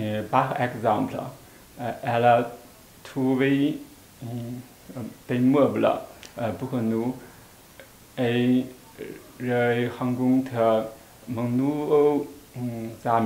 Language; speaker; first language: French; non-native, learner; Chinese